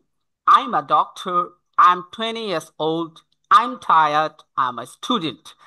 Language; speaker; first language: English; non-native, fluent; Bangla